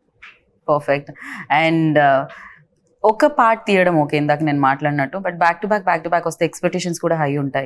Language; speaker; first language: Telugu; native; Telugu